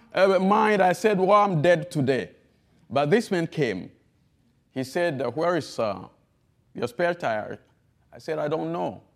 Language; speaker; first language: English; non-native, fluent; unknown